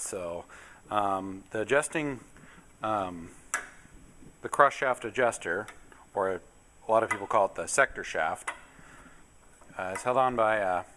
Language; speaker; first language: English; native; English